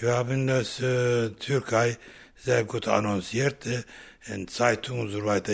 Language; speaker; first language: German; non-native, learner; Turkish